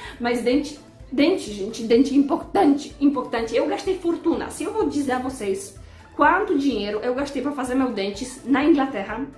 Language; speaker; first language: Portuguese; non-native, fluent; Polish